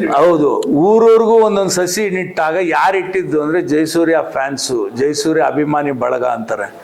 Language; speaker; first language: Kannada; native; Kannada